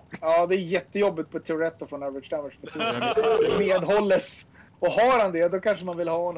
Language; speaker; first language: Swedish; native; Swedish